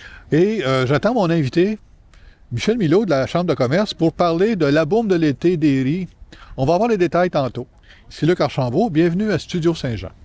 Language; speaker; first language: French; native; French